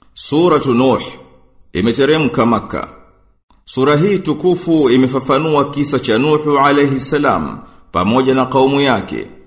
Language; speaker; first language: Swahili; native; Swahili